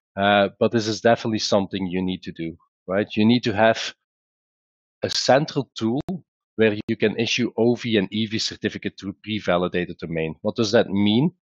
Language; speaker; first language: English; non-native, fluent; Dutch